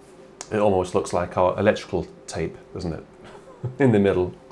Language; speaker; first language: English; native; English